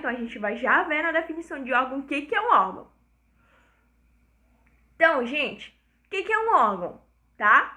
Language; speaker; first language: Portuguese; native; Portuguese